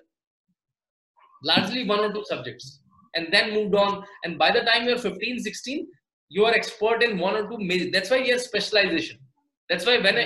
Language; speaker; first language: English; non-native, local second language; Hindi